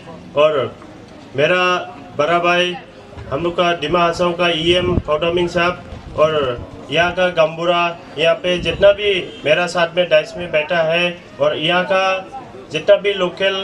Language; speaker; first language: Hindi; non-native, local second language; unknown